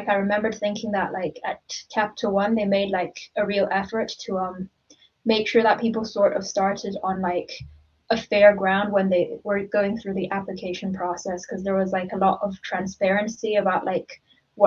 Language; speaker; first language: English; non-native, local second language; Cantonese